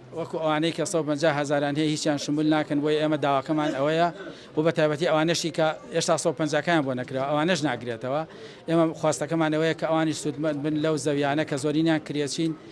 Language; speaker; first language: Central Kurdish; native; Central Kurdish